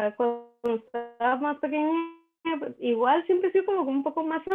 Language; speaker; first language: Spanish; native; Spanish